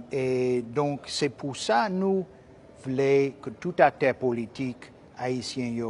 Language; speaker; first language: Haitian Creole; non-native, fluent; English